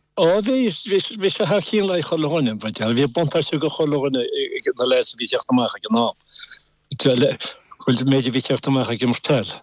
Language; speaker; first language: Irish; native; Irish